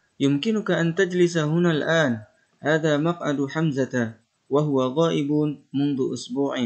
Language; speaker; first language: Arabic; non-native, fluent; Indonesian